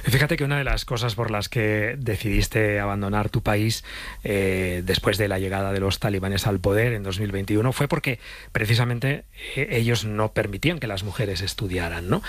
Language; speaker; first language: Spanish; native; Spanish